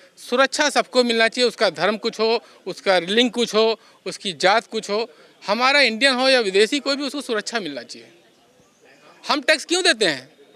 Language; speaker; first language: Hindi; native; Hindi